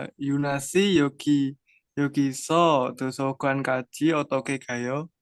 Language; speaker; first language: Korean; non-native, learner; Indonesian